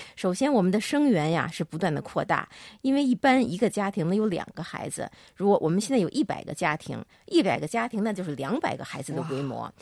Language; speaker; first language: Chinese; native; Chinese